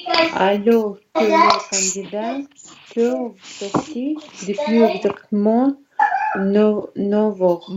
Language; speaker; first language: French; non-native, learner; Russian